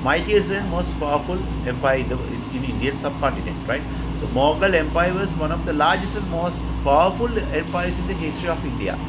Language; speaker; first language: English; non-native, local second language; Sinhala